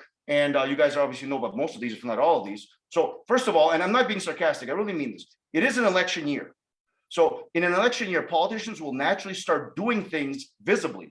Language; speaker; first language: English; native; English